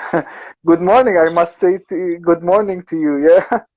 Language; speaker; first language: English; non-native, learner; Persian